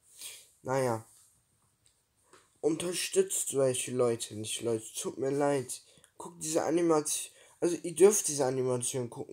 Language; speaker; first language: German; early bilingual, other home language; Turkish